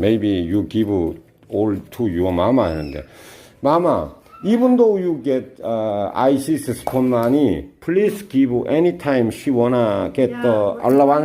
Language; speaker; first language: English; non-native, learner; Korean